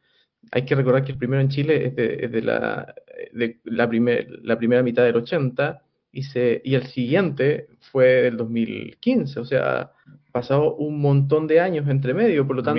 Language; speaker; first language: Spanish; native; Spanish